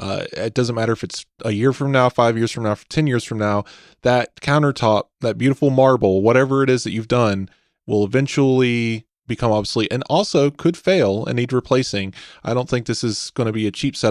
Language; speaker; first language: English; native; English